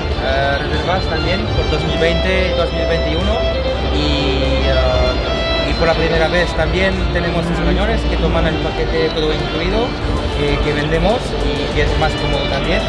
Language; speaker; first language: Spanish; non-native, learner; French